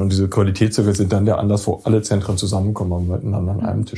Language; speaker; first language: German; native; German